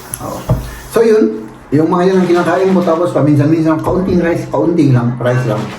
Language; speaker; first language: Filipino; native; Filipino